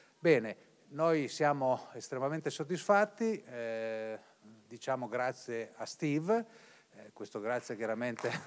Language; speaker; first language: Italian; native; Italian